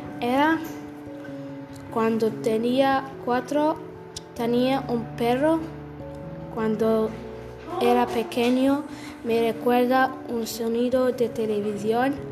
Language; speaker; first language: Spanish; non-native, learner; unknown